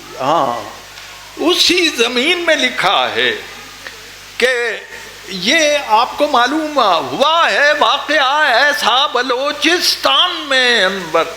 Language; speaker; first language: Urdu; non-native, local second language; Punjabi